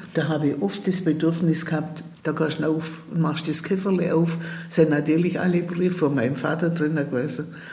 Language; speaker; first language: German; native; German